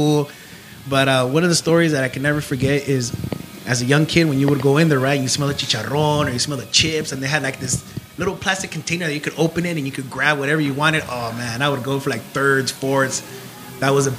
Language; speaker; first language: English; native; English